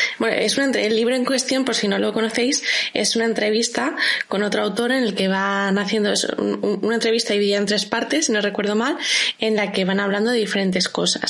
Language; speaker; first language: Spanish; native; Spanish